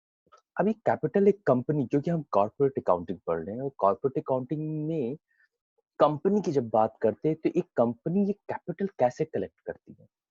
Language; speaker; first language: Hindi; native; Hindi